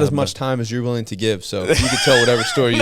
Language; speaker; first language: English; native; English